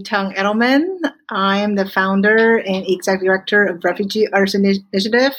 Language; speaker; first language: English; non-native, fluent; Chinese